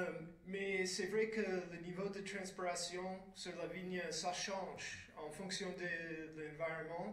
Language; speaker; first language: French; non-native, fluent; English